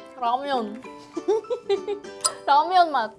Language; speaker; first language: Korean; non-native, learner; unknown